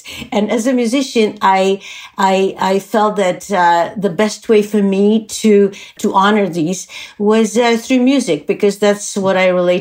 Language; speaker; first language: English; non-native, fluent; Czech